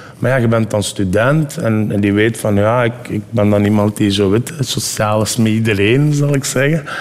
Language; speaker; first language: Dutch; early bilingual, other home language; Turkish